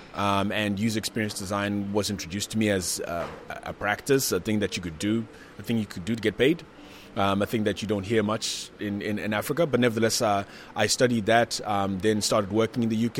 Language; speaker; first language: English; non-native, local second language; Shona